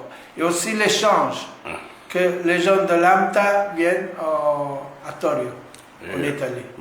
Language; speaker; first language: French; non-native, fluent; Italian